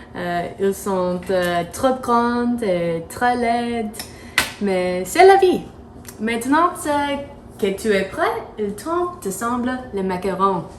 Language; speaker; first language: French; non-native, learner; English